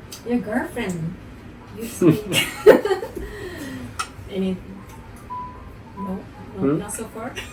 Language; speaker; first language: English; non-native, learner; Japanese